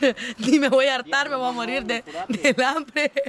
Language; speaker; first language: Spanish; native; Spanish